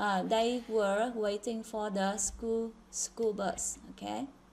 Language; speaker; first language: English; non-native, fluent; Vietnamese